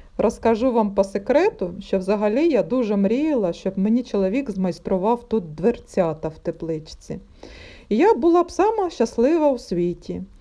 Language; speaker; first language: Ukrainian; non-native, local second language; Russian